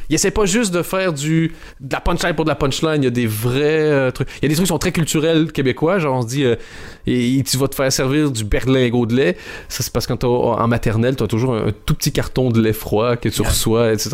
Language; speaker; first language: French; native; French